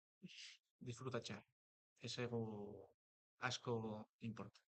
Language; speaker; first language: Basque; non-native, local second language; Spanish